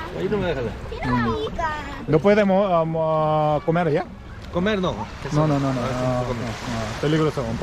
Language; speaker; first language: Spanish; non-native, learner; Korean